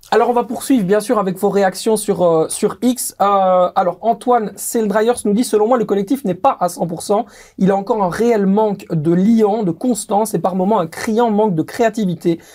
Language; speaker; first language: French; native; French